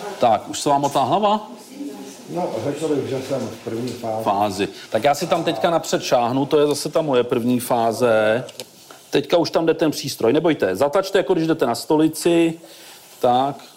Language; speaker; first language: Czech; native; Czech